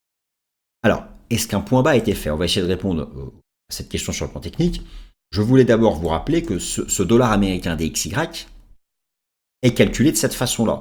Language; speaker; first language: French; native; French